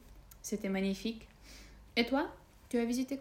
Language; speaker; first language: French; non-native, fluent; Russian